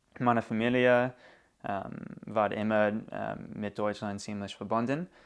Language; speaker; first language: German; non-native, learner; English